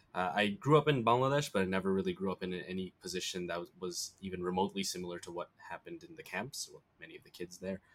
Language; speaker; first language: English; early bilingual, other home language; Bangla